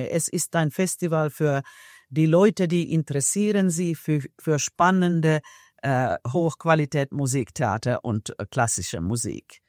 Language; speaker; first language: German; non-native, fluent; Finnish